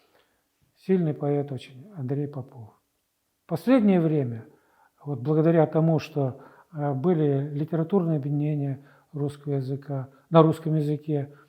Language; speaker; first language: Russian; native; Russian